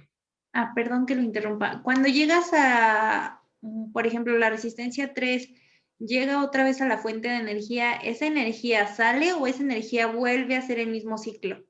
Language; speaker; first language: Spanish; native; Spanish